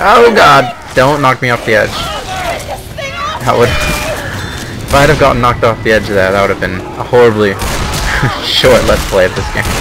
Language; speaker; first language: English; native; English